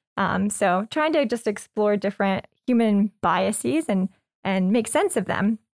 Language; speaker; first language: English; native; English